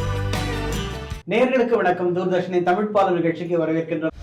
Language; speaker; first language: Tamil; native; Tamil